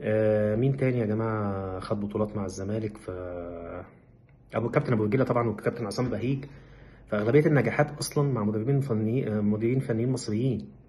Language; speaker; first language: Arabic; native; Arabic